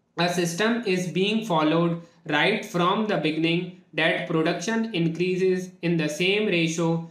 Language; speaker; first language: English; non-native, local second language; Hindi